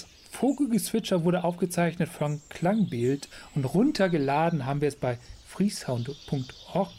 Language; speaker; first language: German; native; German